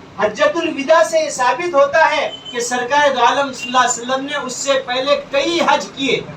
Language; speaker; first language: Urdu; native; Urdu